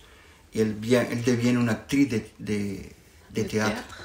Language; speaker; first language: French; non-native, fluent; Spanish